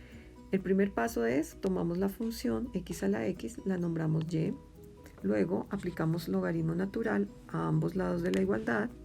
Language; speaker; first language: Spanish; native; Spanish